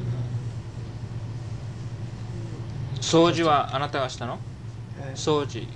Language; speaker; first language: Japanese; early bilingual, heritage; Japanese